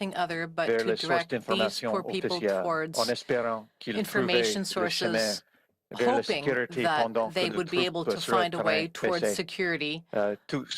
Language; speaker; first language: French; non-native, fluent; English